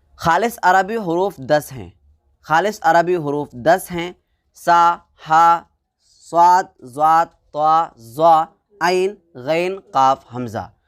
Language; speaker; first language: Hindi; native; Hindi